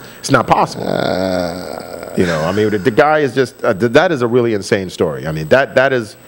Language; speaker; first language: English; native; English